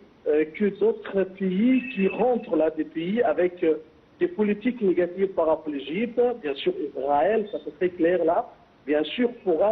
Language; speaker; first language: French; non-native, fluent; Arabic